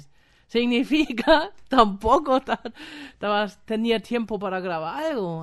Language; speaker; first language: Spanish; non-native, fluent; German